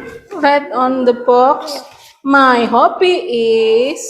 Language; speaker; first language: English; non-native, learner; Indonesian